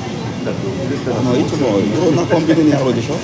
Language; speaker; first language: Japanese; non-native, learner; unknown